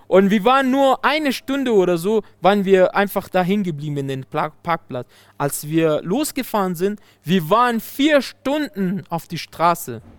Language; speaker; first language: German; non-native, fluent; Persian